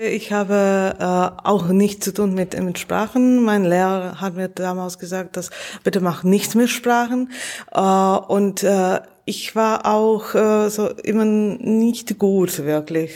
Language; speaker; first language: German; non-native, learner; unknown